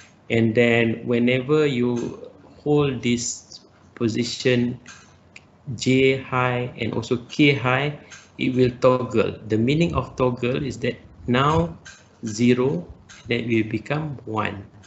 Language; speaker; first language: English; non-native, local second language; Malay